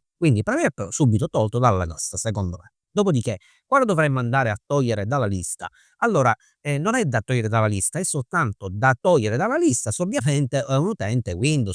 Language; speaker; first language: Italian; native; Italian